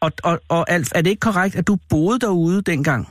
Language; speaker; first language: Danish; native; Danish